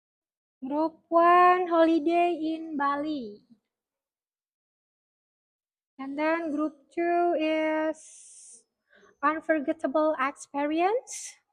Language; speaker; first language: English; non-native, fluent; Indonesian